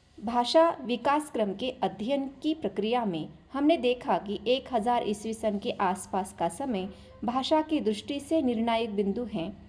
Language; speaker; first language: Hindi; non-native, local second language; Marathi